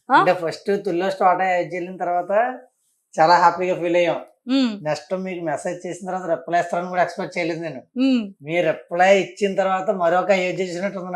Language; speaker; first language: Telugu; native; Telugu